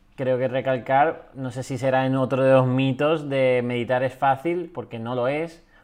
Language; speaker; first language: Spanish; native; Spanish